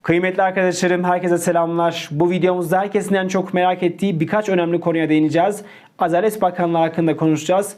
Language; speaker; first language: Turkish; native; Turkish